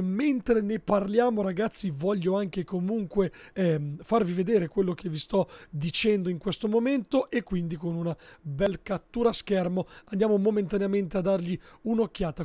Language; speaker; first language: Italian; native; Italian